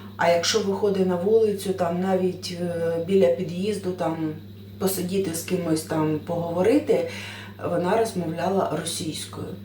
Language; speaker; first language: Ukrainian; native; Ukrainian